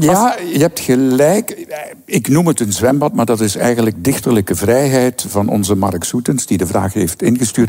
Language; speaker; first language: Dutch; native; Dutch